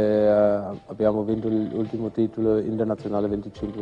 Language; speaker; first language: Italian; non-native, fluent; German